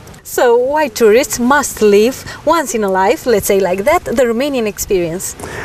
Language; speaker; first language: English; non-native, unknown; Romanian